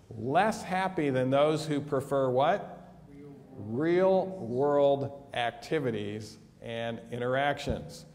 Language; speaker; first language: English; native; English